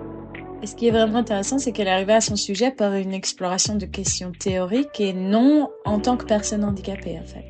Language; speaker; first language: French; native; French